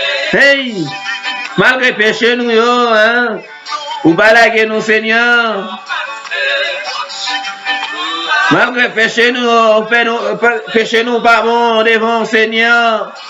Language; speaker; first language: French; non-native, local second language; Haitian Creole